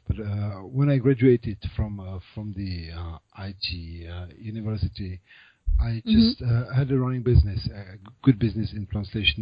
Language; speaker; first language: English; non-native, fluent; Czech